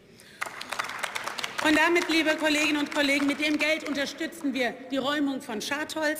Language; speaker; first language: German; native; German